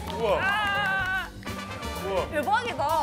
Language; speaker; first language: Korean; native; Korean